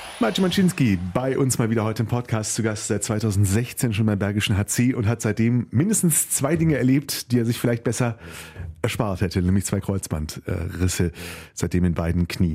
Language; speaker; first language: German; native; German